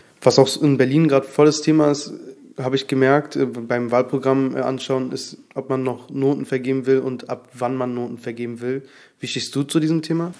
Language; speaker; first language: German; early bilingual, other home language; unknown